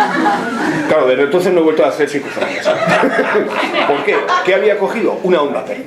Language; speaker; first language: Spanish; native; Spanish